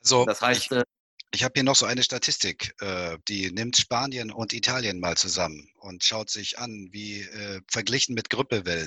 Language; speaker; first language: German; native; German